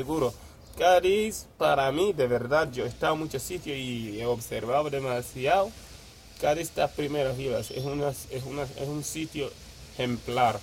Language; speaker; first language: Spanish; non-native, fluent; Wolof